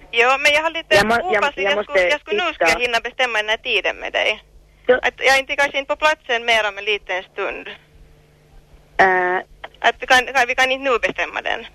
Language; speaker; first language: Swedish; non-native, learner; Finnish